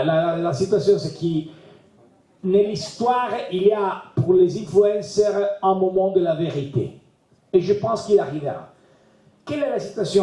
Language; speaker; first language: French; non-native, learner; Italian